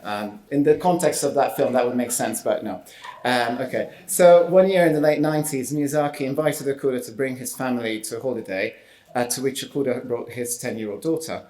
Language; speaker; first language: English; non-native, fluent; Hungarian